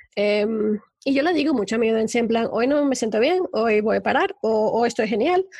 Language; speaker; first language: Spanish; native; Spanish